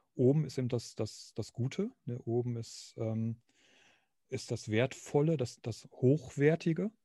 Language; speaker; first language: German; native; German